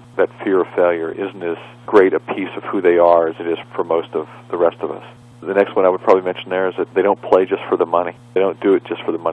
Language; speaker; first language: English; native; English